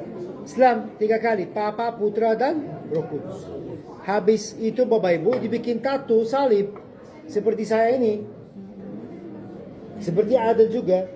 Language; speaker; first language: Indonesian; non-native, fluent; Arabic